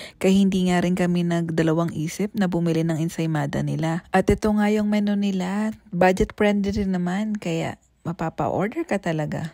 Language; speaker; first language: Filipino; native; Filipino